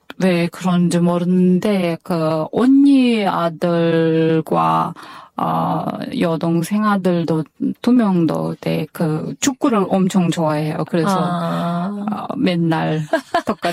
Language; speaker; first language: Korean; non-native, fluent; Kyrgyz